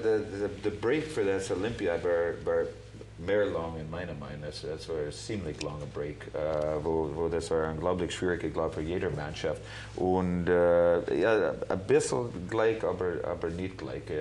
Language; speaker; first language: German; non-native, learner; English